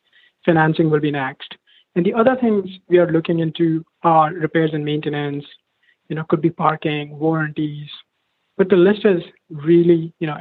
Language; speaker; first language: English; non-native, local second language; Hindi